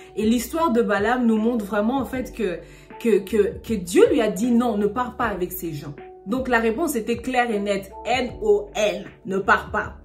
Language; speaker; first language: French; non-native, local second language; Lingala